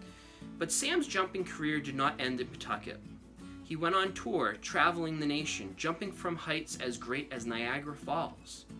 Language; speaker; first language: English; native; English